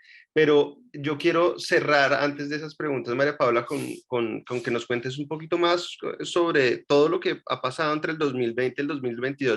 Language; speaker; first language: Spanish; native; Spanish